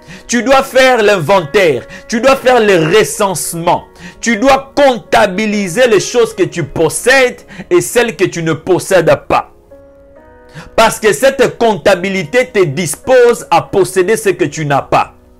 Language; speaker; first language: French; non-native, local second language; Lingala